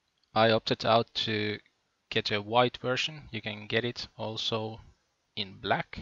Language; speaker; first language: English; non-native, fluent; Finnish